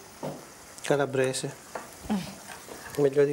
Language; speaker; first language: Italian; native; Italian